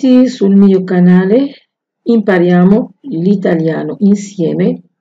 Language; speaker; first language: Italian; non-native, fluent; Arabic